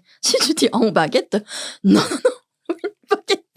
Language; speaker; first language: French; non-native, learner; Korean